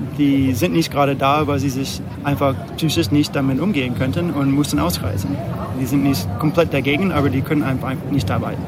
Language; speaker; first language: German; non-native, fluent; English